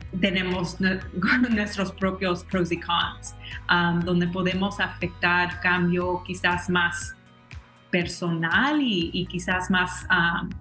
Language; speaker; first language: Spanish; early bilingual, heritage; Spanish